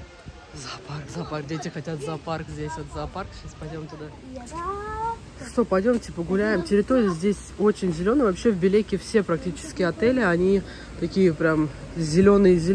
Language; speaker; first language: Russian; native; Russian